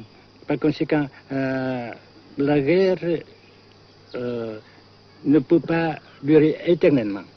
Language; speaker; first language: French; non-native, fluent; Vietnamese